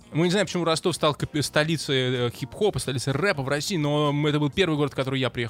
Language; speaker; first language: Russian; native; Russian